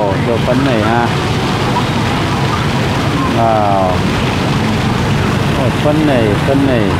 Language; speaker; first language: English; non-native, learner; Vietnamese